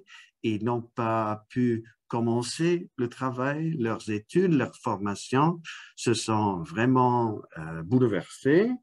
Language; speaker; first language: French; non-native, fluent; English